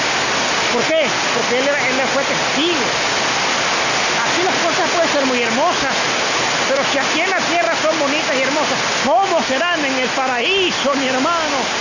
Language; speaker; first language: Spanish; native; Spanish